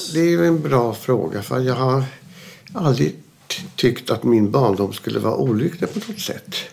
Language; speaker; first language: Swedish; early bilingual, other home language; German